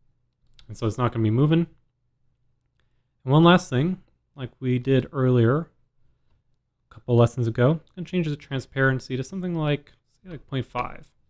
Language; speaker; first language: English; native; English